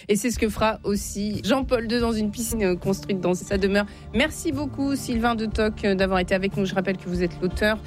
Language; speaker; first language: French; native; French